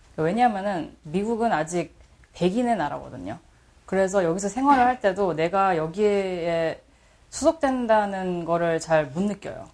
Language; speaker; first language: Korean; early bilingual, heritage; Korean